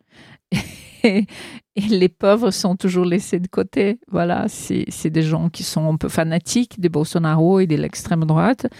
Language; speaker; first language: French; non-native, fluent; Portuguese